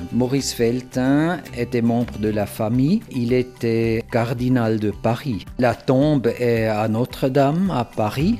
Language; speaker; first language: French; non-native, fluent; German